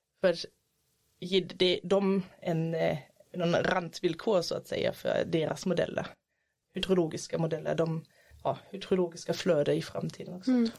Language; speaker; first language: Swedish; non-native, fluent; German